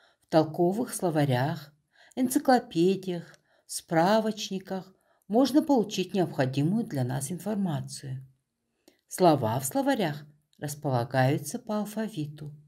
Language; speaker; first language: Russian; non-native, local second language; Kazakh